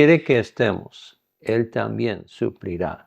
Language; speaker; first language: Spanish; non-native, fluent; English